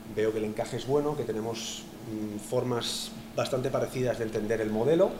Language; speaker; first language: Spanish; native; Spanish